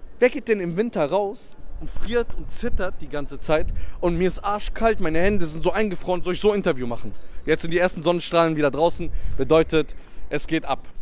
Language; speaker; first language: German; early bilingual, other home language; Persian